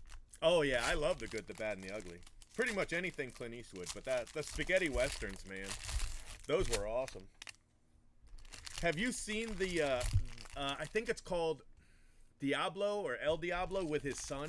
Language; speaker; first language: English; native; English